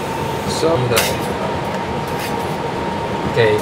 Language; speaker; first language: Dutch; non-native, learner; Spanish